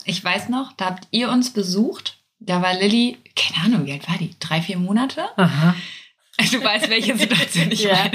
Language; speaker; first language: German; native; German